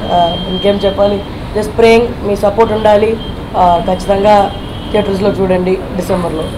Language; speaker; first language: Telugu; non-native, fluent; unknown